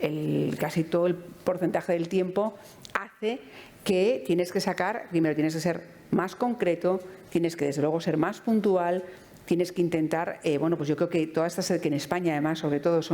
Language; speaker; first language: Spanish; native; Spanish